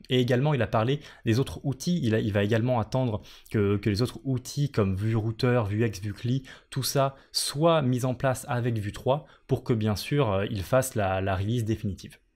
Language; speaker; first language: French; native; French